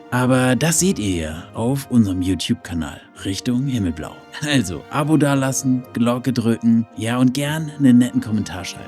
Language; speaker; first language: German; native; German